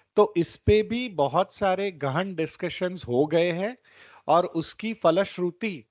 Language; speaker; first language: Hindi; non-native, local second language; Gujarati